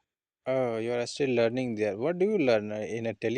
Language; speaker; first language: English; non-native, learner; Hindi